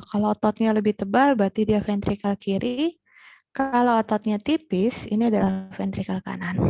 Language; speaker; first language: Indonesian; native; Indonesian